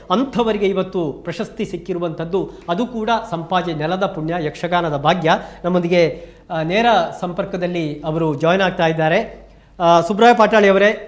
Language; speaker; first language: Kannada; native; Kannada